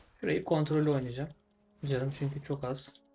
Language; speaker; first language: Turkish; native; Turkish